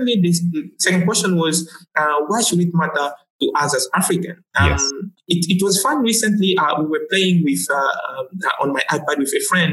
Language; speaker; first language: English; non-native, fluent; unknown